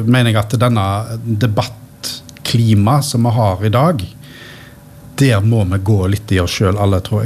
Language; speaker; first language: Norwegian; native; Norwegian